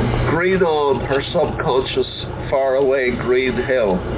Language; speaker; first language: English; native; English